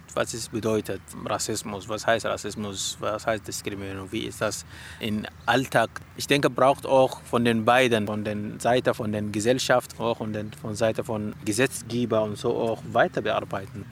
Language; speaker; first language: German; non-native, learner; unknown